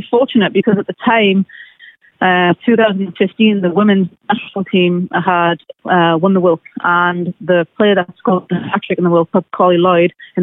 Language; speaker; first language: English; native; English